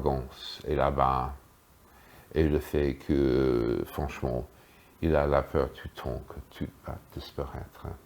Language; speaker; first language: French; non-native, fluent; English